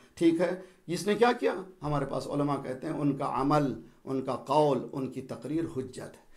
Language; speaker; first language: Urdu; native; Urdu